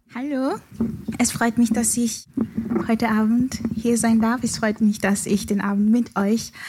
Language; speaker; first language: German; early bilingual, other home language; Igbo